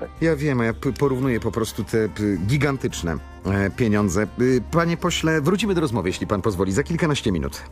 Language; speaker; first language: Polish; native; Polish